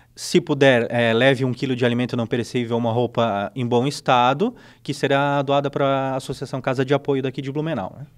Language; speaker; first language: Portuguese; native; Portuguese